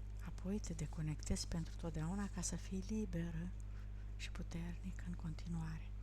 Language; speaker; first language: Romanian; native; Romanian